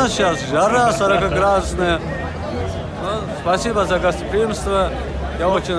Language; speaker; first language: Russian; non-native, fluent; Uzbek